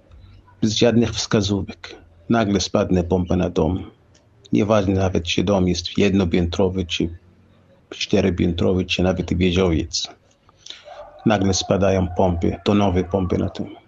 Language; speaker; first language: Polish; non-native, fluent; Arabic